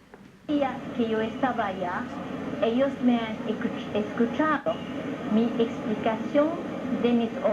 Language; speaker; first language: Spanish; non-native, fluent; Japanese